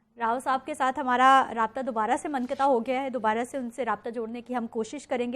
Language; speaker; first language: Urdu; native; Urdu